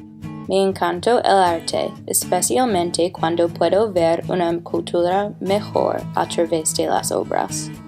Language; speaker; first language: Spanish; non-native, learner; English